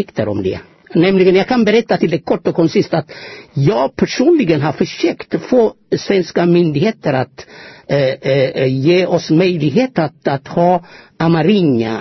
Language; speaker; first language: Swedish; non-native, fluent; Amharic